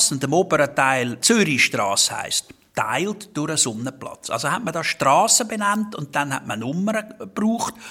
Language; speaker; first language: German; native; German